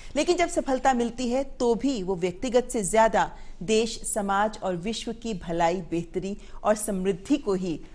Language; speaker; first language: Hindi; native; Hindi